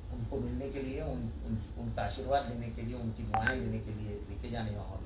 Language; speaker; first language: Hindi; non-native, local second language; Marathi